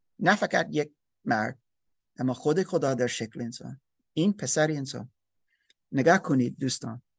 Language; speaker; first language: Persian; non-native, learner; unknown